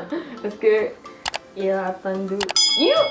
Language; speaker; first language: French; non-native, learner; Indonesian